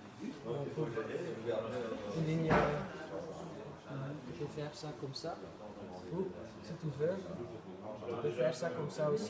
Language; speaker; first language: French; non-native, fluent; Dutch